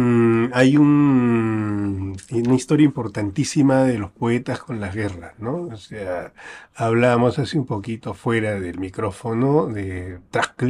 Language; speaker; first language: Spanish; native; Spanish